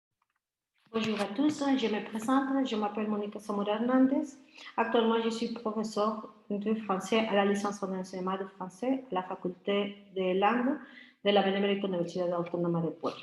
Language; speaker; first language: French; non-native, fluent; Spanish